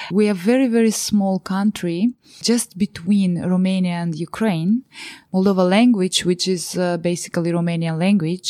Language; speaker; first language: English; non-native, fluent; Romanian